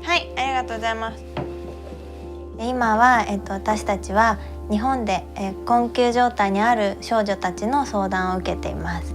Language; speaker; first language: Japanese; native; Japanese